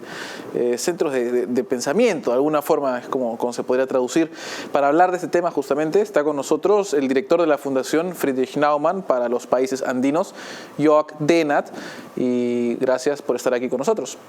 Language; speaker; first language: Spanish; native; Spanish